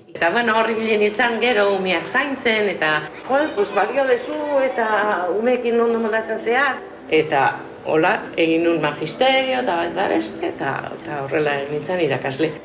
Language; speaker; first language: Basque; native; Basque